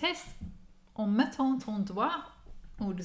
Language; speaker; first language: French; non-native, learner; English